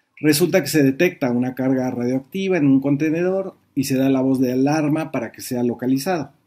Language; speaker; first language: Spanish; native; Spanish